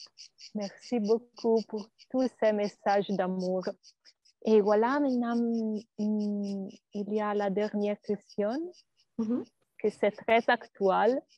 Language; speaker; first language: French; non-native, learner; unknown